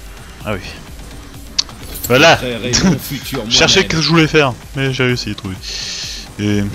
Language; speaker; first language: French; native; French